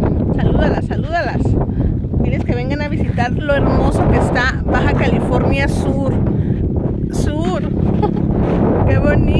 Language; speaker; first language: Spanish; native; Spanish